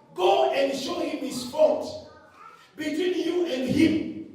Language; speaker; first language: English; non-native, local second language; Swahili